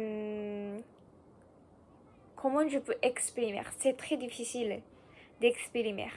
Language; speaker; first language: French; non-native, learner; Japanese